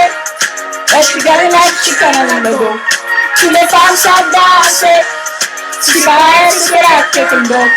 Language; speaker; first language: French; native; French